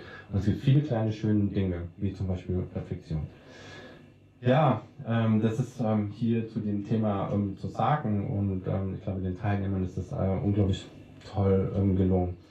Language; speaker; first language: German; native; German